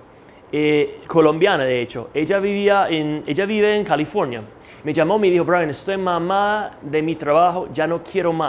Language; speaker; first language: Spanish; non-native, fluent; English